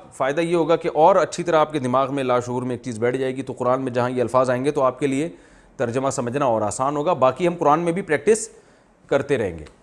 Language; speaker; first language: Urdu; native; Urdu